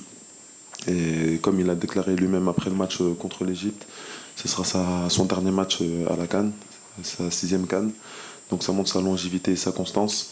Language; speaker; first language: French; early bilingual, other home language; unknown